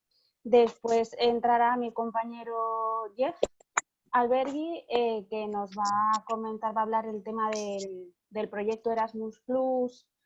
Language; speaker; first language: Spanish; native; Spanish